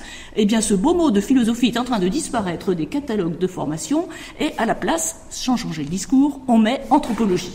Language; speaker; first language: French; native; French